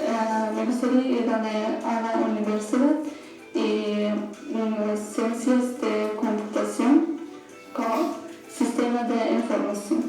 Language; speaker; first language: Spanish; non-native, learner; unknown